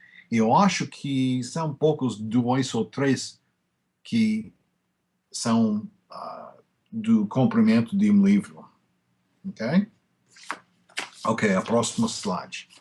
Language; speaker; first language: Portuguese; non-native, fluent; English